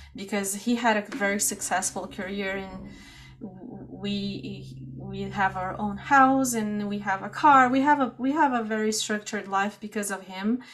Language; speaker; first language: English; non-native, fluent; Portuguese